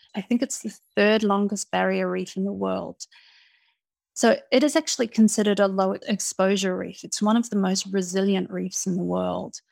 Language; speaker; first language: English; native; English